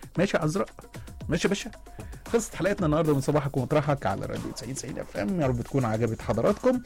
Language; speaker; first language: Arabic; native; Arabic